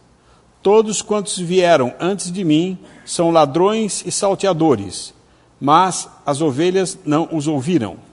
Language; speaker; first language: Portuguese; native; Portuguese